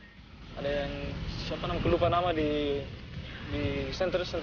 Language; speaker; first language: Indonesian; non-native, learner; Dutch